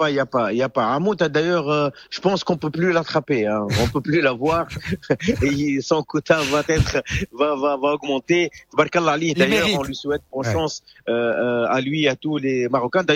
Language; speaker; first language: French; non-native, local second language; Arabic